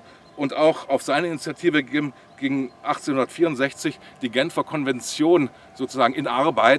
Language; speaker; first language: German; native; German